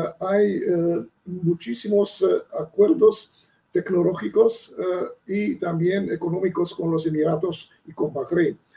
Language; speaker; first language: Spanish; non-native, fluent; Italian